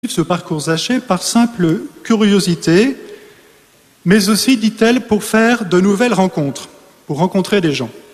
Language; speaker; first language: French; native; French